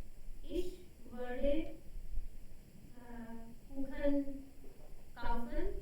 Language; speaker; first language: German; non-native, learner; Hindi